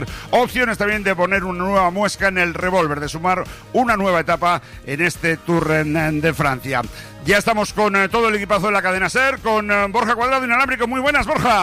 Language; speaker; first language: Spanish; native; Spanish